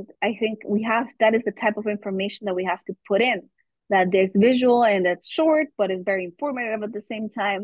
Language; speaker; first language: English; non-native, fluent; German